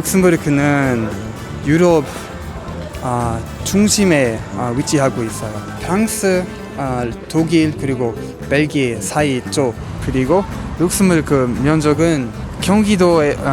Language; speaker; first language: Korean; non-native, fluent; Luxembourgish